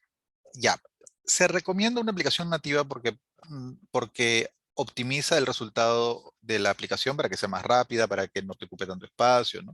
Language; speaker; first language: Spanish; native; Spanish